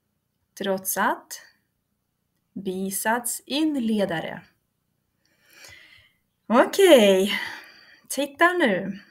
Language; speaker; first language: Swedish; non-native, fluent; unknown